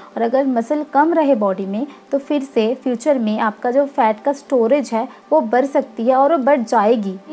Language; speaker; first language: Hindi; non-native, local second language; Bangla